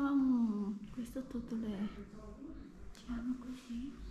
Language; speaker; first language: Italian; non-native, learner; Filipino